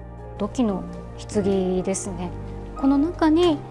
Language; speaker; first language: Japanese; native; Japanese